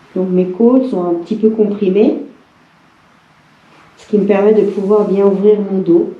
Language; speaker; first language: French; native; French